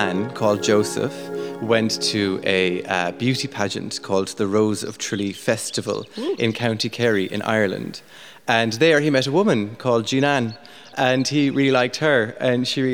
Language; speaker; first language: English; native; English